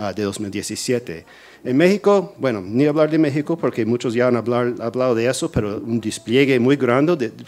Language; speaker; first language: Spanish; non-native, fluent; English